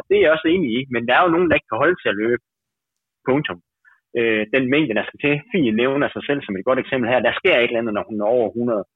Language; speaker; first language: Danish; native; Danish